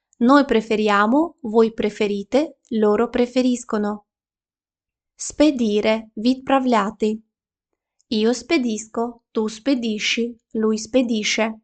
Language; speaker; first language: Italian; non-native, fluent; Ukrainian